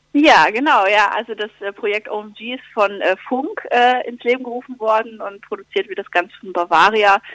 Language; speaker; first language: German; native; German